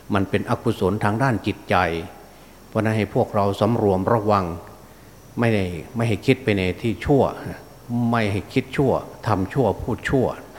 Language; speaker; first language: Thai; native; Thai